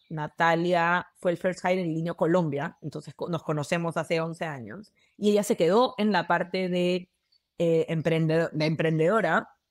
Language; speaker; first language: Spanish; native; Spanish